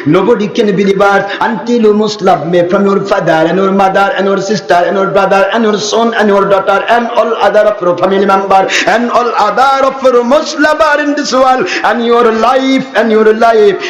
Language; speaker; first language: English; non-native, learner; Bangla